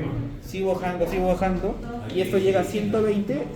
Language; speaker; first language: Spanish; native; Spanish